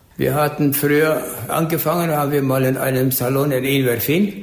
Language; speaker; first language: German; early bilingual, heritage; German